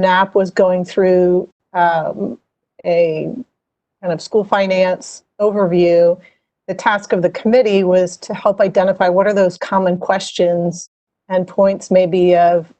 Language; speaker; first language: English; native; English